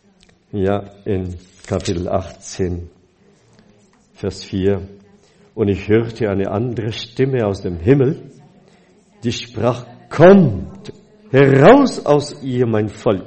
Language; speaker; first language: German; non-native, fluent; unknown